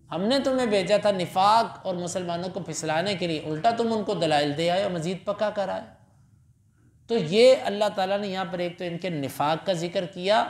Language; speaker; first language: Urdu; non-native, local second language; Punjabi